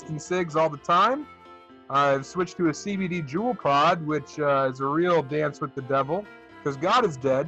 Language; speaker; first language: English; native; English